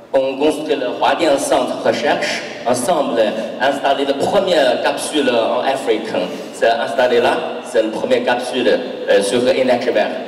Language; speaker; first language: French; non-native, learner; Chinese